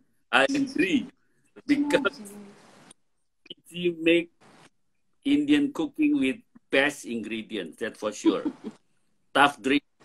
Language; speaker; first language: English; non-native, fluent; Indonesian